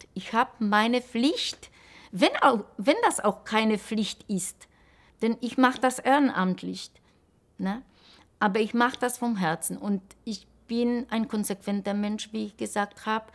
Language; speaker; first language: German; non-native, local second language; Polish